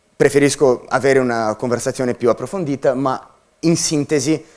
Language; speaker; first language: Italian; non-native, fluent; Portuguese